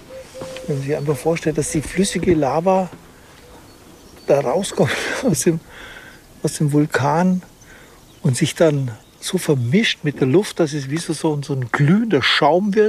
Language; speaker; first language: German; native; German